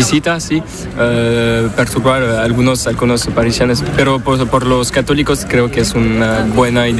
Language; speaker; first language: Spanish; non-native, learner; French